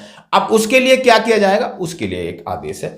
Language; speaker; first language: Hindi; native; Hindi